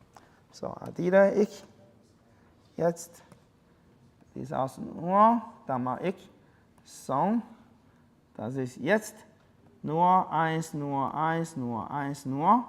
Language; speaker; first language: German; non-native, learner; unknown